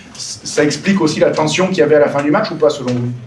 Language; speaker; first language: French; native; French